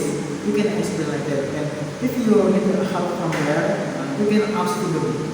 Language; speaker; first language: English; non-native, learner; Indonesian